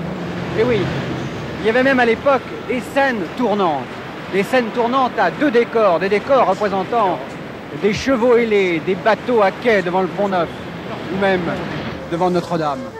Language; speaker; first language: French; native; French